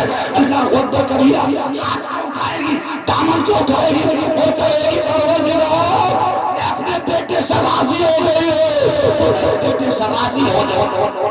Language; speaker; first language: Urdu; native; Urdu